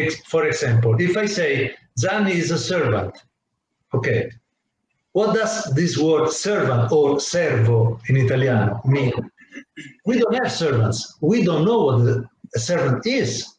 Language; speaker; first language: English; non-native, fluent; Italian